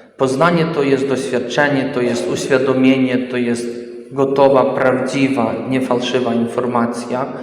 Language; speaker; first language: Polish; early bilingual, heritage; Polish